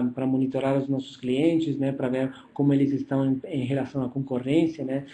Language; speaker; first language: Portuguese; non-native, fluent; Italian